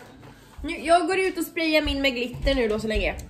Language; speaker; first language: Swedish; native; Swedish